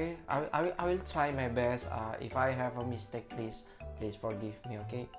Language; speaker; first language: English; non-native, learner; Indonesian